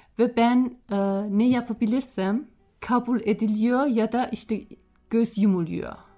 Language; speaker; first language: Turkish; non-native, fluent; German